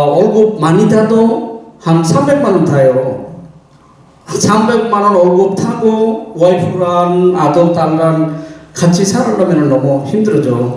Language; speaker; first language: Korean; non-native, fluent; Bangla